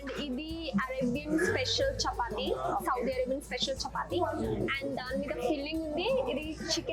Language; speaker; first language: Telugu; non-native, learner; Hindi